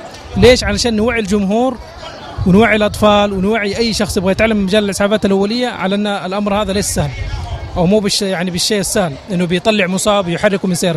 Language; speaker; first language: Arabic; native; Arabic